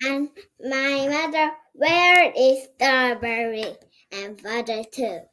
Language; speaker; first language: English; non-native, learner; Korean